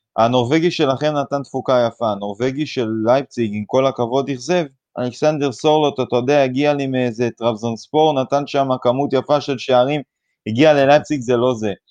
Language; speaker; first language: Hebrew; native; Hebrew